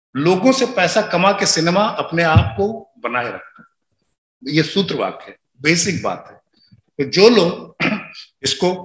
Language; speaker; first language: Hindi; non-native, local second language; Magahi